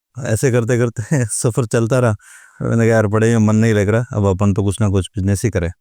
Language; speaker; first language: Hindi; non-native, local second language; Marwari